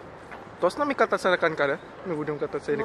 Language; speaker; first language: Russian; non-native, learner; Indonesian